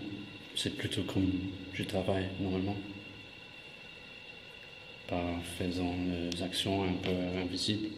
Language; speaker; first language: French; non-native, fluent; English